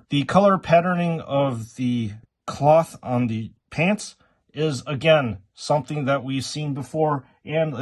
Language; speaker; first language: English; native; English